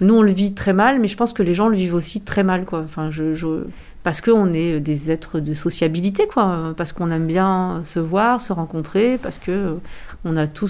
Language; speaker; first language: French; native; French